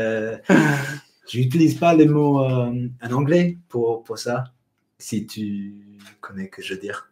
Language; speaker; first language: French; non-native, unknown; English